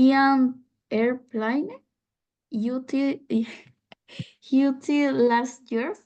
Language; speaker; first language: English; non-native, learner; Spanish